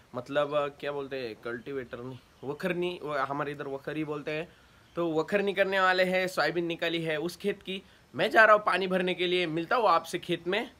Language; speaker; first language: Hindi; non-native, local second language; Marathi